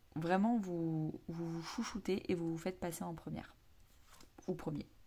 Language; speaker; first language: French; native; French